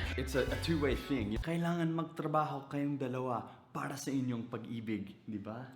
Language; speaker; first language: Filipino; non-native, fluent; English